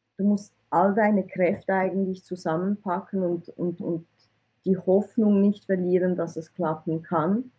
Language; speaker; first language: German; early bilingual, other home language; Persian